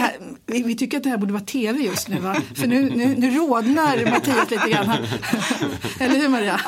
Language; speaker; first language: Swedish; native; Swedish